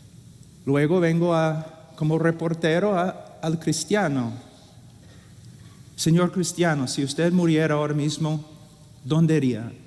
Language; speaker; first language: Spanish; non-native, fluent; English